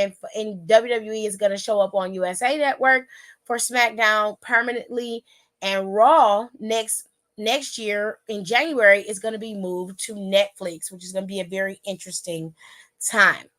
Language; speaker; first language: English; native; English